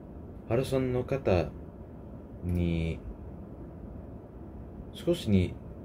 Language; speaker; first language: Japanese; non-native, learner; English